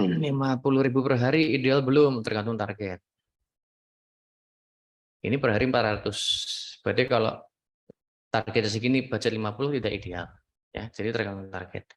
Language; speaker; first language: Indonesian; native; Indonesian